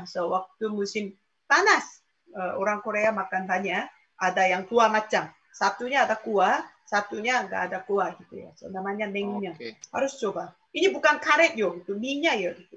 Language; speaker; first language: Indonesian; non-native, fluent; Korean